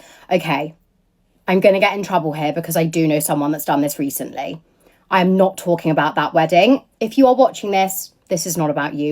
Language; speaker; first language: English; native; English